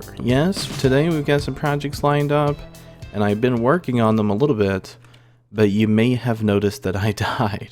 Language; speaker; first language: English; native; English